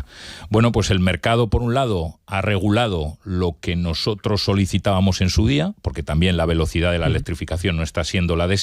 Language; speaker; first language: Spanish; native; Spanish